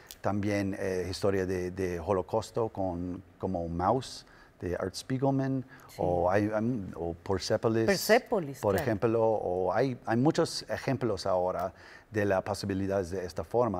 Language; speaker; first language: Spanish; non-native, learner; English